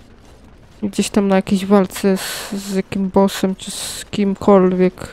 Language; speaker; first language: Polish; native; Polish